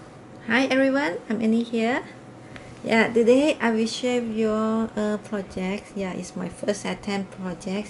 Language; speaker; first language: English; non-native, learner; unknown